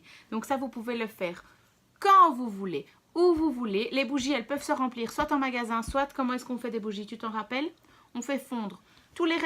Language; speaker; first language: French; native; French